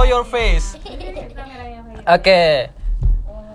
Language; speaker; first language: English; non-native, learner; Indonesian